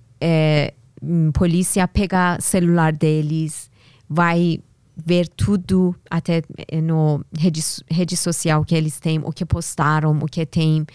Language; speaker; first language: Portuguese; non-native, learner; Persian